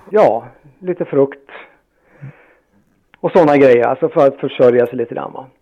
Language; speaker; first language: Swedish; native; Swedish